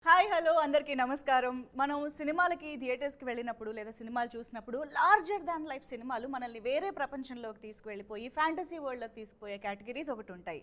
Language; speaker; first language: Telugu; native; Telugu